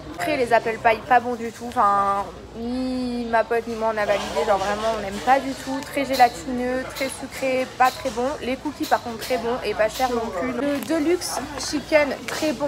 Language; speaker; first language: French; native; French